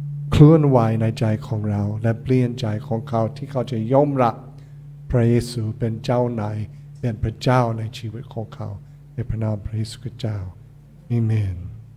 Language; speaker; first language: Thai; non-native, fluent; English